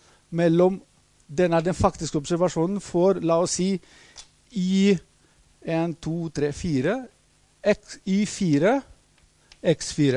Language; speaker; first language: Norwegian; non-native, fluent; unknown